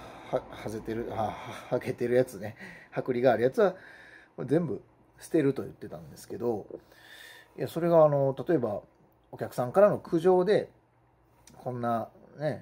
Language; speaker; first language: Japanese; native; Japanese